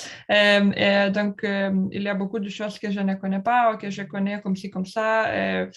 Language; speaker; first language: French; non-native, learner; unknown